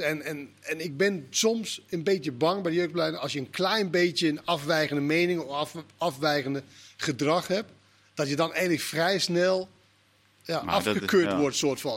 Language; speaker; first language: Dutch; non-native, fluent; Danish